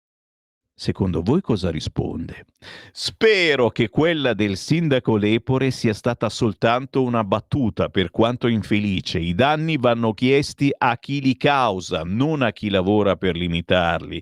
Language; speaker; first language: Italian; native; Italian